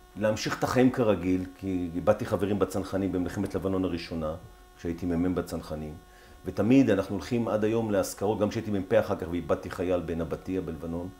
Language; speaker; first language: Hebrew; native; Hebrew